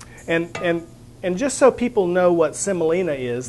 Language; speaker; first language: English; native; English